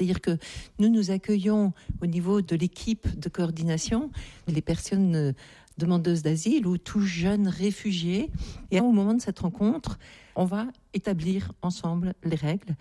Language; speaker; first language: French; native; French